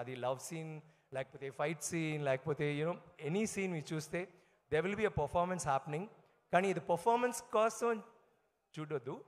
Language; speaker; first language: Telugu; non-native, learner; Tamil